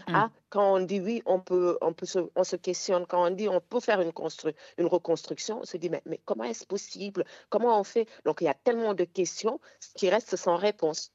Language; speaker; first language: French; non-native, local second language; Wolof